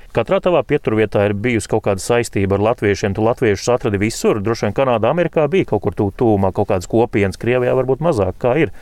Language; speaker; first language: Latvian; native; Latvian